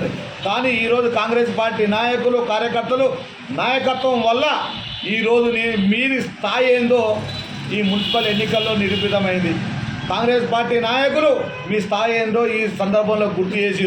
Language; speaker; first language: Telugu; native; Telugu